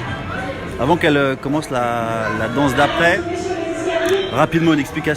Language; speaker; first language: French; native; French